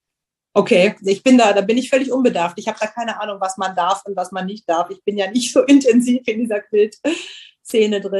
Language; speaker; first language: German; native; German